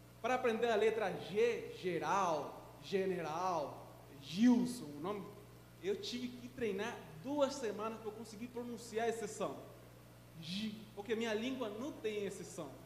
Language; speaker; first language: Portuguese; non-native, fluent; Spanish